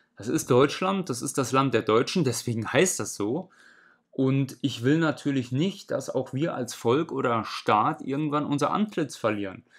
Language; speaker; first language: German; native; German